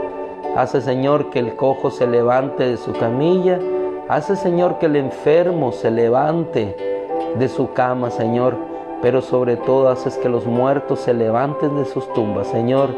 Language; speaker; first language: Spanish; native; Spanish